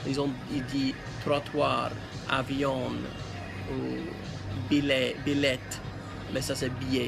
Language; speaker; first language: French; non-native, learner; English